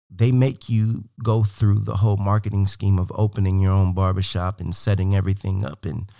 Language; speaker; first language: English; native; English